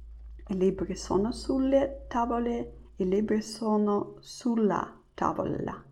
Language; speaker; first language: Italian; non-native, learner; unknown